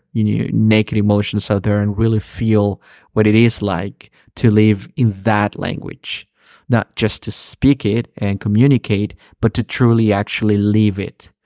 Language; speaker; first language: English; early bilingual, other home language; Spanish